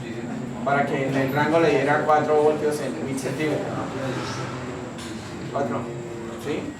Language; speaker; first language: Spanish; native; Spanish